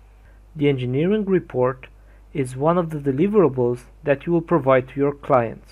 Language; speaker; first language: English; non-native, fluent; Romanian